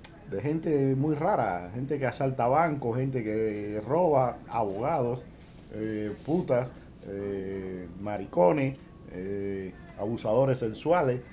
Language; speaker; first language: Spanish; native; Spanish